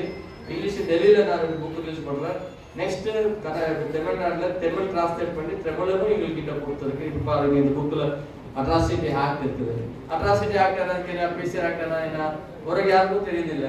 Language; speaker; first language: Tamil; non-native, learner; Kannada